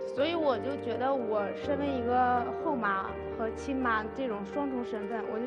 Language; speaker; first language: Chinese; native; Chinese